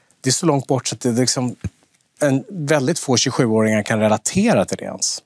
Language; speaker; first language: Swedish; native; Swedish